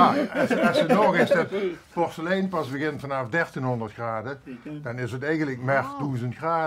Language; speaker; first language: Dutch; native; Dutch